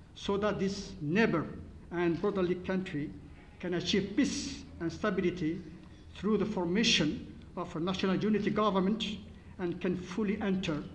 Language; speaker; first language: English; non-native, fluent; Arabic